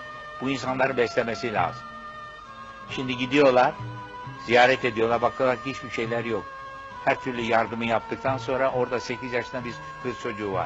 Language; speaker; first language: Turkish; native; Turkish